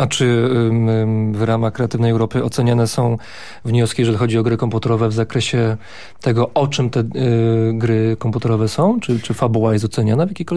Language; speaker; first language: Polish; native; Polish